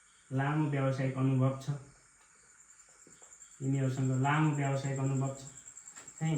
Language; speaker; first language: Nepali; native; Nepali